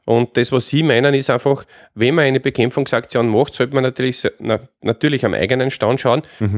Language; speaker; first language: German; native; German